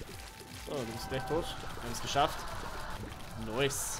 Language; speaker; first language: German; native; German